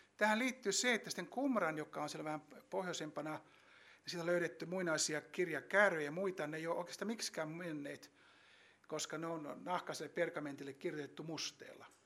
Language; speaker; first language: Finnish; native; Finnish